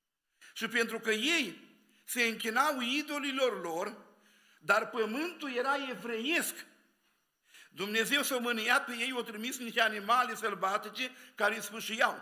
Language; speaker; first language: Romanian; native; Romanian